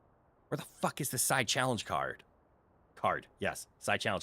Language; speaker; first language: English; native; English